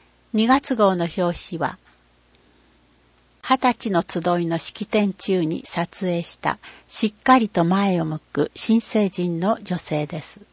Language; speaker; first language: Japanese; native; Japanese